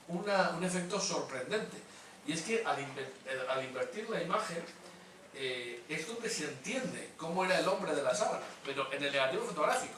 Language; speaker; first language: Spanish; native; Spanish